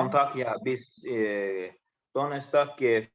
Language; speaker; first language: German; non-native, learner; Azerbaijani